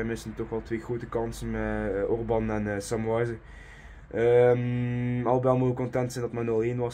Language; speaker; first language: Dutch; native; Dutch